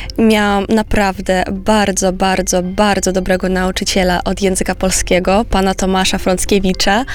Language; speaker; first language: Polish; non-native, fluent; Romanian